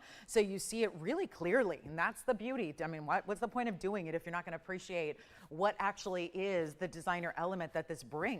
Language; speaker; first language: English; native; English